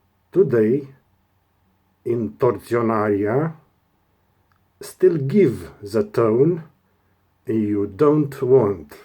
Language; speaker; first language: English; non-native, learner; Romanian